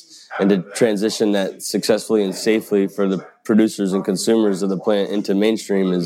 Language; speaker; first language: English; native; English